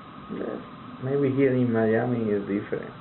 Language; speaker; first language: English; non-native, learner; Spanish